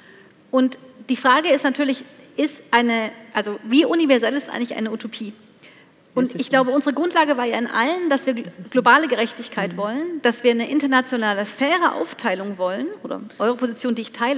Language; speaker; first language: German; native; German